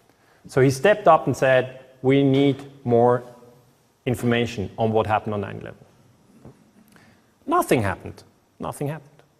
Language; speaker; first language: English; non-native, fluent; German